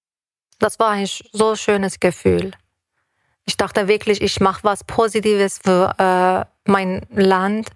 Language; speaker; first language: German; non-native, fluent; Persian